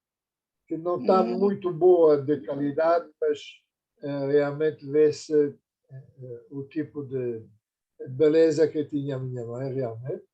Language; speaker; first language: Portuguese; non-native, fluent; Persian